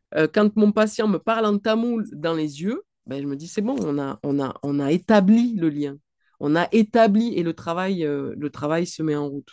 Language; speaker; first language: French; native; French